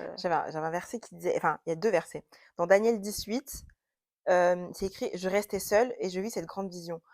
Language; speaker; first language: French; native; French